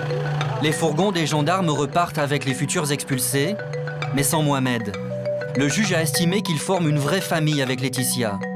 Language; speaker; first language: French; native; French